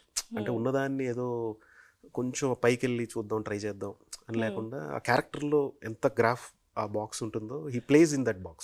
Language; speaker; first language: Telugu; native; Telugu